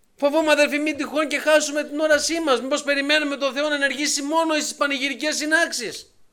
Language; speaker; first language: Greek; native; Greek